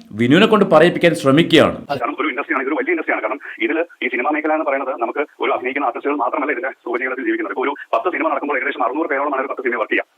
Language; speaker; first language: Malayalam; native; Malayalam